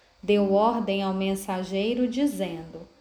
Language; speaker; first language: Portuguese; native; Portuguese